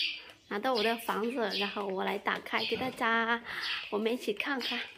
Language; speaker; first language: Chinese; non-native, fluent; Lao